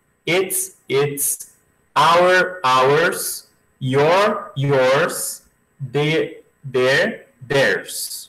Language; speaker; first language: English; non-native, fluent; Portuguese